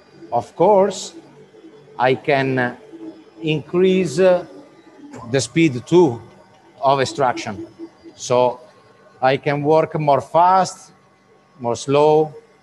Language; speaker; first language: English; non-native, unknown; Italian